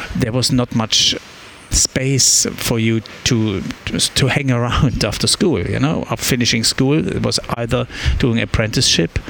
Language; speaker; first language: English; non-native, fluent; German